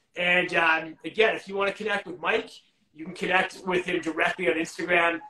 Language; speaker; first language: English; native; English